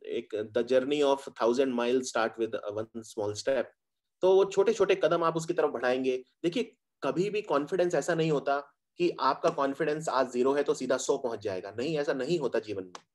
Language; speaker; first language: Hindi; native; Hindi